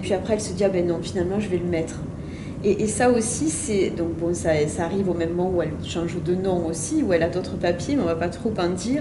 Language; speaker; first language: French; native; French